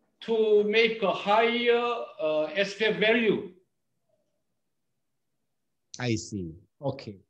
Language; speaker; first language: English; non-native, learner; Korean